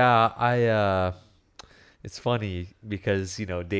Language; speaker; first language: English; native; English